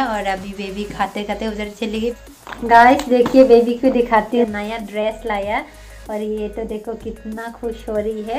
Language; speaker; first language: Hindi; non-native, local second language; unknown